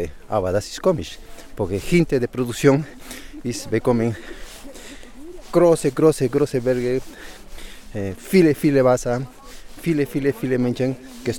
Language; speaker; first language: German; non-native, learner; Spanish